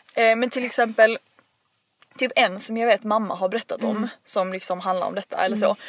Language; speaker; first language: Swedish; native; Swedish